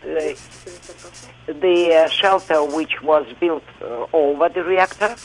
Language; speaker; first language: English; non-native, fluent; Russian